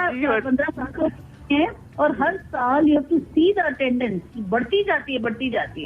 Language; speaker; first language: Hindi; non-native, local second language; Tamil